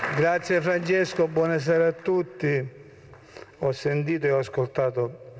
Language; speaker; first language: Italian; native; Italian